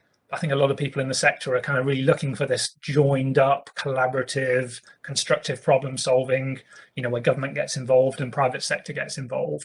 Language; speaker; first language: English; native; English